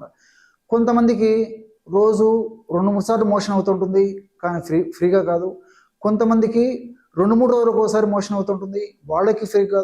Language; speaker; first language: Telugu; native; Telugu